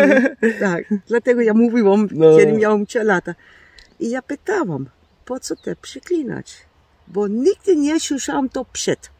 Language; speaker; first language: Polish; non-native, learner; Dutch